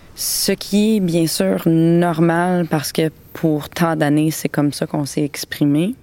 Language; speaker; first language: French; native; French